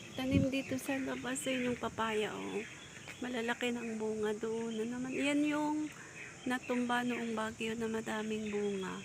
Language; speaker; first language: Filipino; native; Filipino